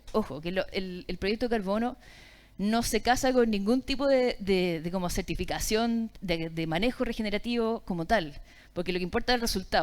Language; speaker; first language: Spanish; native; Spanish